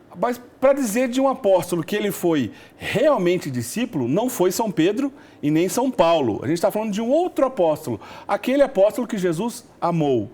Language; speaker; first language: Portuguese; native; Portuguese